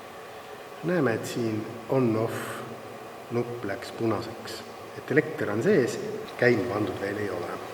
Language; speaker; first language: Estonian; native; Estonian